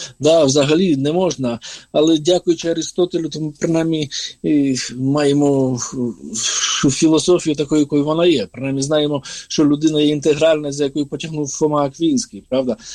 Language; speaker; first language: Ukrainian; native; Ukrainian